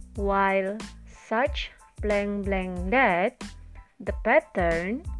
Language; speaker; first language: English; non-native, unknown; Indonesian